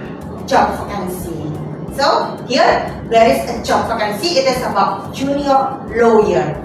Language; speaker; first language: English; non-native, fluent; Javanese